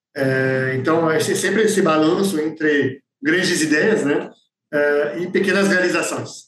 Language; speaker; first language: Portuguese; non-native, fluent; French